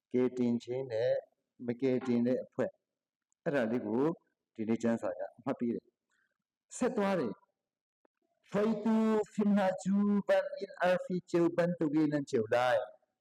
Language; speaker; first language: Burmese; non-native, local second language; Hakha Chin